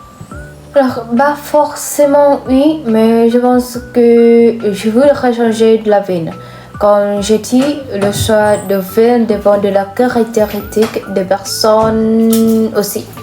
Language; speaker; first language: French; non-native, fluent; Vietnamese